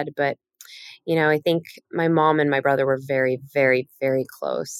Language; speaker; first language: English; native; English